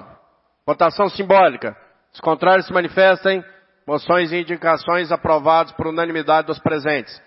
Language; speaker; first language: Portuguese; native; Portuguese